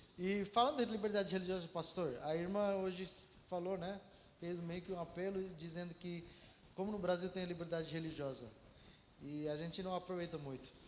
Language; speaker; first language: Portuguese; non-native, fluent; Malayalam